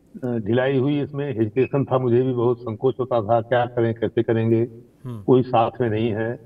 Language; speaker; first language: Hindi; native; Hindi